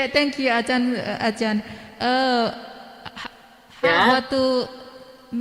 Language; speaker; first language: English; non-native, learner; Indonesian